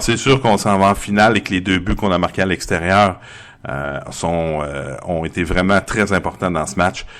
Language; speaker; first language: French; native; French